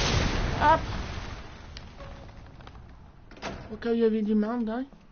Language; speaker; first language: French; native; French